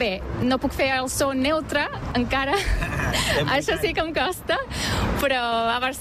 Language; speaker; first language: Catalan; non-native, fluent; Turkish